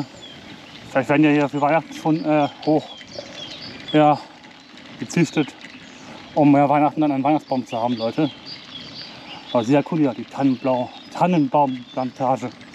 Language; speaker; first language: German; native; German